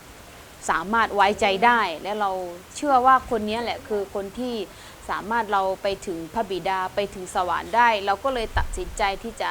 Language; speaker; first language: Thai; non-native, local second language; Lahu